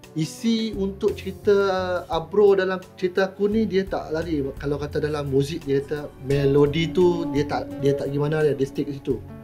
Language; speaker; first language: Malay; native; Malay